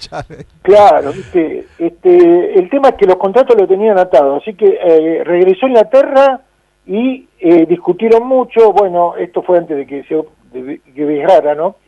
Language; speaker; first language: Spanish; native; Spanish